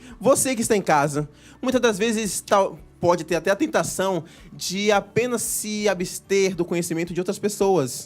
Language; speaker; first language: Portuguese; native; Portuguese